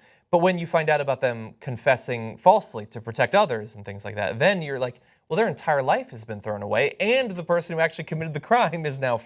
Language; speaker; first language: English; native; English